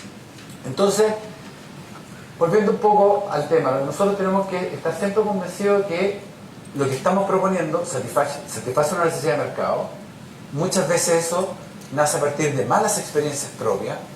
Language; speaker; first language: Spanish; native; Spanish